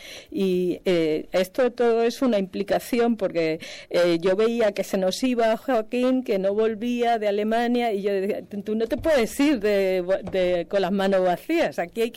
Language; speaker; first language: Spanish; native; Spanish